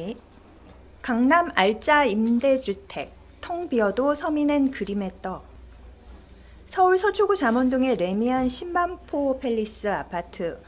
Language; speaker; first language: Korean; native; Korean